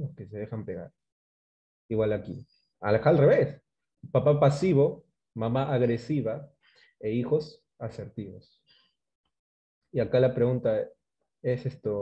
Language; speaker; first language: Spanish; native; Spanish